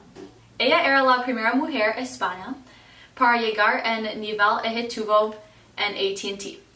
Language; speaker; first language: Spanish; non-native, learner; English